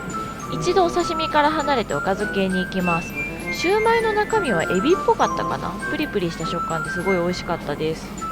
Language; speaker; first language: Japanese; native; Japanese